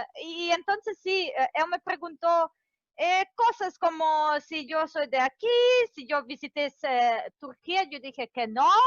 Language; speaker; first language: Spanish; non-native, fluent; Serbian